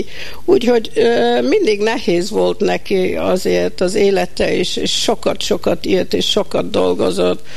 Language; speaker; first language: Hungarian; early bilingual, heritage; Hungarian